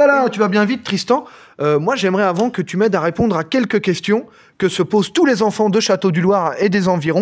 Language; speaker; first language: French; native; French